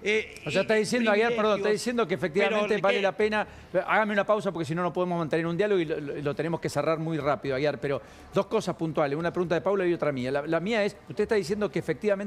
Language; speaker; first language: Spanish; native; Spanish